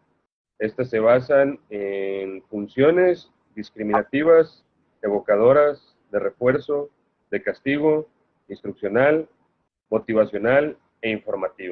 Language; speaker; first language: Spanish; native; Spanish